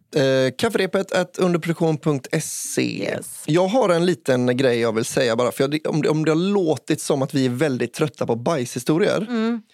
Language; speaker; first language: Swedish; native; Swedish